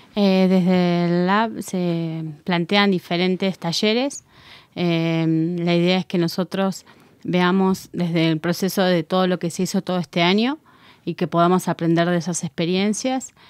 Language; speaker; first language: Spanish; native; Spanish